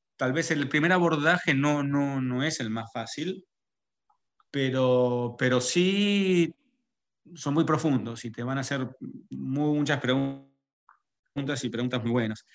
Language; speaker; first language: Spanish; native; Spanish